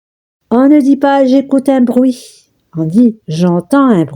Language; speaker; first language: French; non-native, local second language; Arabic